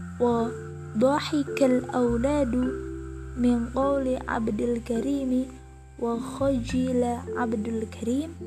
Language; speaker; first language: Arabic; non-native, learner; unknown